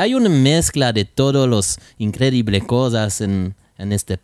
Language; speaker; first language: Spanish; non-native, learner; French